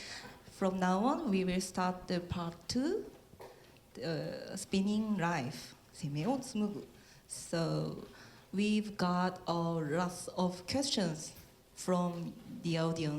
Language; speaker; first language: English; non-native, learner; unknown